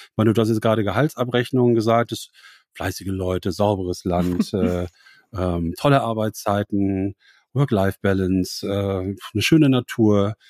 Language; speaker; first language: German; native; German